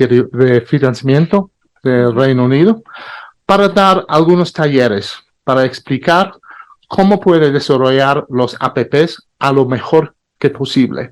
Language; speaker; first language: Spanish; non-native, fluent; English